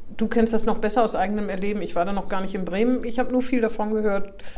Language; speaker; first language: German; native; German